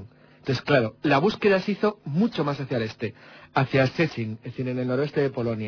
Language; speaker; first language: Spanish; native; Spanish